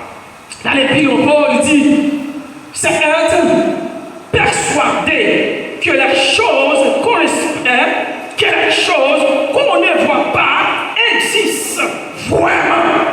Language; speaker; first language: French; non-native, local second language; Haitian Creole